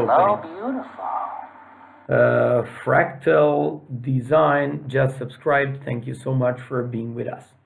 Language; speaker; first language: English; non-native, fluent; Serbian